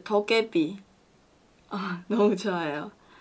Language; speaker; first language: Korean; non-native, learner; Chinese